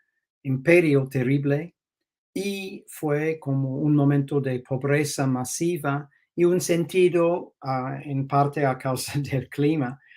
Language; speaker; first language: Spanish; non-native, fluent; English